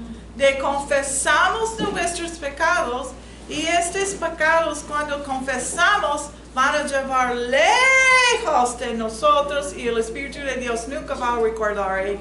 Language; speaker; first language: Spanish; non-native, fluent; English